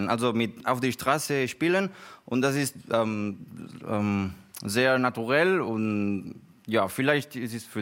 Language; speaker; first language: German; non-native, learner; Spanish